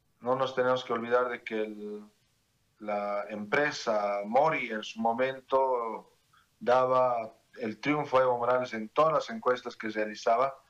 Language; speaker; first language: Spanish; native; Spanish